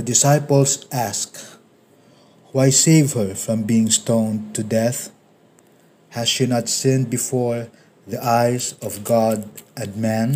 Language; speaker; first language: English; non-native, local second language; Filipino